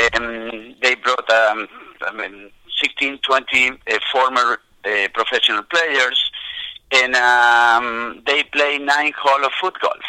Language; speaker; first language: English; non-native, fluent; Spanish